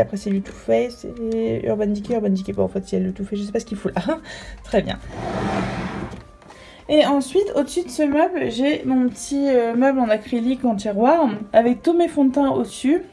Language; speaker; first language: French; native; French